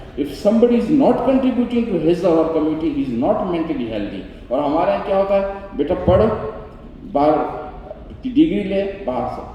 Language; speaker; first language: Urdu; non-native, local second language; Sindhi